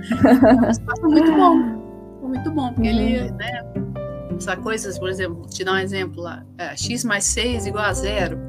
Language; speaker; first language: Portuguese; early bilingual, other home language; Spanish